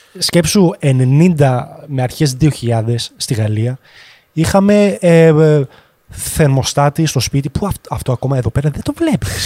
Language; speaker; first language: Greek; early bilingual, heritage; Greek